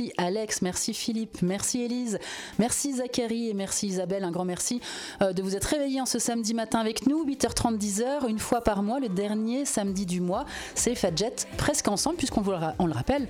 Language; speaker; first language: French; native; French